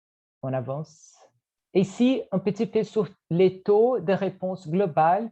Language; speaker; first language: French; non-native, fluent; Portuguese